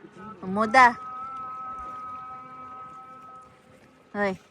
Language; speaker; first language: Arabic; non-native, learner; Filipino